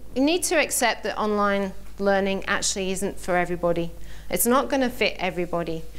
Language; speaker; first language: English; native; English